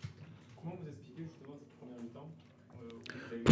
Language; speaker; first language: French; native; French